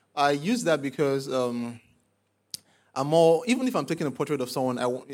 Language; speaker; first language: English; non-native, local second language; Igbo